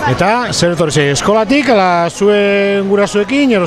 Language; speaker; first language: Basque; native; Basque